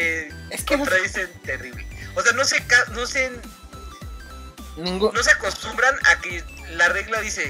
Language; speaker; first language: Spanish; native; Spanish